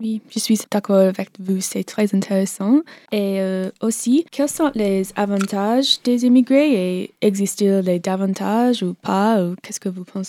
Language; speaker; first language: French; non-native, learner; English